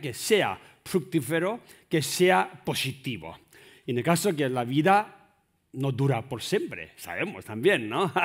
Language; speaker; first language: Spanish; non-native, learner; Tibetan